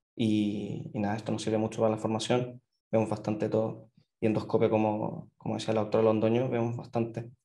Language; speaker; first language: Spanish; native; Spanish